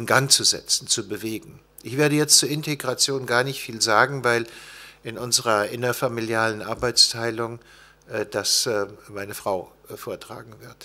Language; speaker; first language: German; native; German